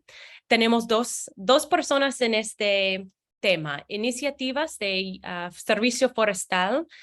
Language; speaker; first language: Spanish; non-native, fluent; English